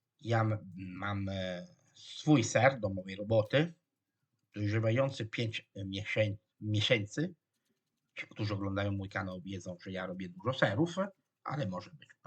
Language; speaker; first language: Polish; non-native, fluent; Italian